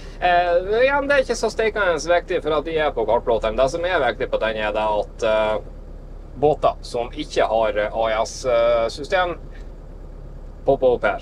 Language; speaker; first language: Norwegian; native; Norwegian